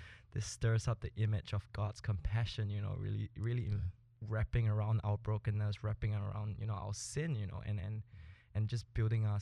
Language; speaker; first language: English; early bilingual, other home language; Spanish